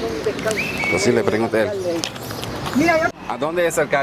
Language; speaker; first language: Spanish; non-native, learner; English